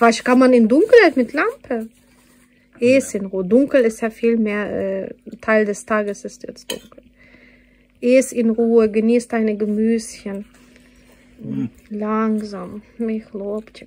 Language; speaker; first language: German; non-native, fluent; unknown